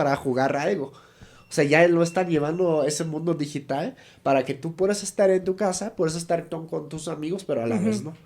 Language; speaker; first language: Spanish; native; Spanish